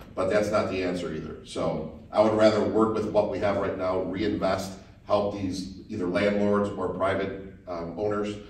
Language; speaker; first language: English; native; English